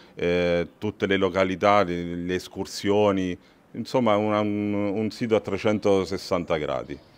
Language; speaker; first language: Italian; native; Italian